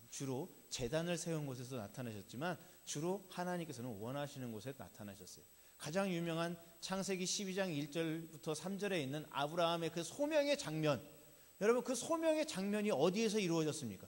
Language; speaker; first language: Korean; native; Korean